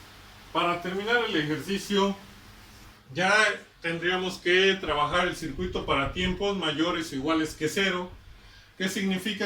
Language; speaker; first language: Spanish; native; Spanish